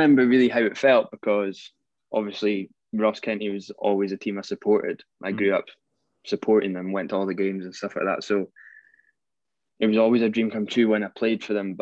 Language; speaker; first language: English; native; English